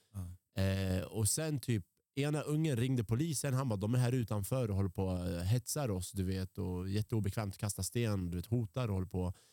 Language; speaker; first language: Swedish; early bilingual, other home language; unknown